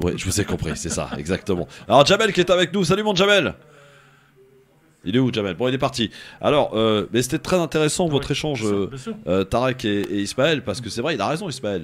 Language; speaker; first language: French; native; French